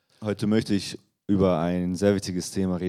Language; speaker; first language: German; non-native, fluent; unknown